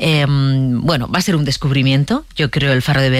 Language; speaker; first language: Spanish; native; Spanish